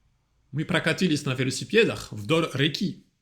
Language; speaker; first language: Russian; non-native, fluent; French